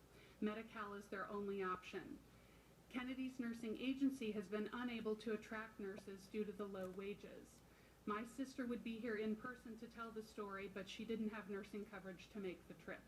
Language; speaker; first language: English; native; English